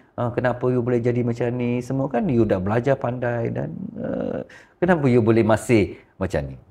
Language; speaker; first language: Malay; non-native, local second language; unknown